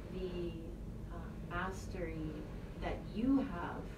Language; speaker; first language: English; native; English